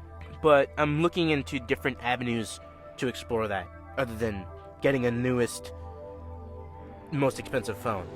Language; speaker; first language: English; native; English